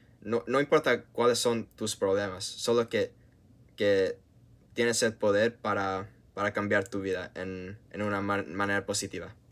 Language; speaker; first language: Spanish; non-native, learner; English